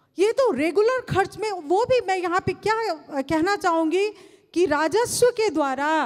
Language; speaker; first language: Hindi; non-native, local second language; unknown